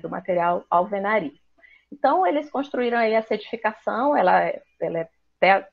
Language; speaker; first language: Portuguese; native; Portuguese